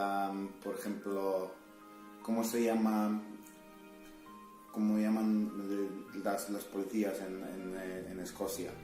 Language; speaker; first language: Spanish; non-native, fluent; Polish